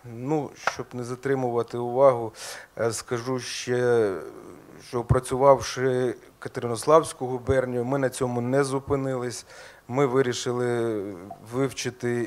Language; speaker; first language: Ukrainian; native; Ukrainian